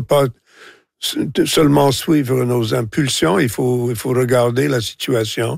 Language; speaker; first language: French; non-native, local second language; English